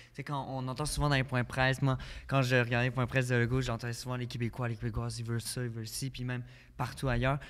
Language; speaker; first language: French; native; French